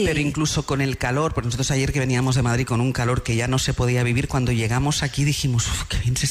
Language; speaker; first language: Spanish; native; Spanish